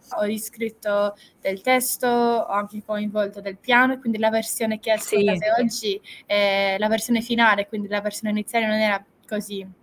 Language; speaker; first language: Italian; non-native, fluent; English